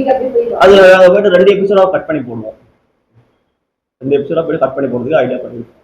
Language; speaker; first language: Tamil; native; Tamil